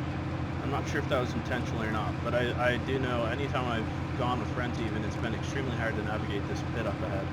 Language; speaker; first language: English; native; English